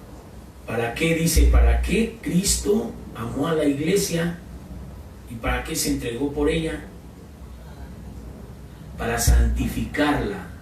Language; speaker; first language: Spanish; native; Spanish